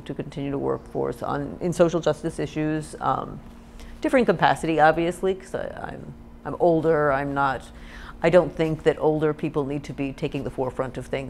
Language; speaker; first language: English; native; English